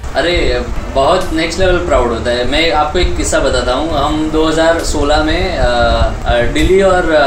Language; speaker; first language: Hindi; non-native, local second language; Gujarati